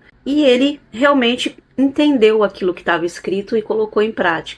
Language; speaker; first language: Portuguese; native; Portuguese